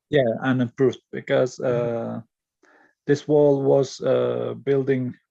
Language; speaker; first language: English; non-native, learner; Kyrgyz